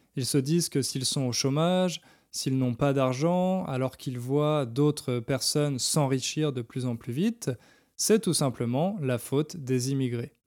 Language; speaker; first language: French; native; French